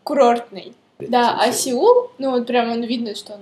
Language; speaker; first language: Russian; native; Russian